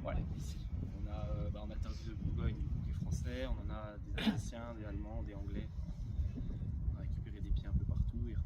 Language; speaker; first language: French; native; French